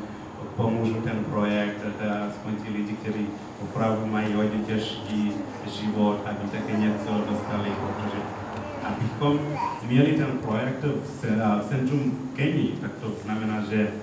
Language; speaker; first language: Czech; non-native, learner; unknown